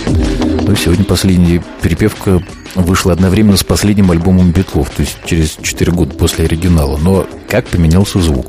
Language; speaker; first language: Russian; native; Russian